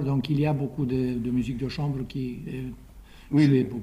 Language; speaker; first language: French; non-native, fluent; Romanian